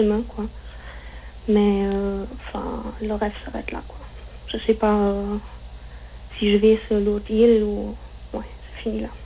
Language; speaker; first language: French; non-native, fluent; German